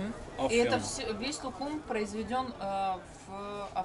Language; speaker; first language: Russian; native; Russian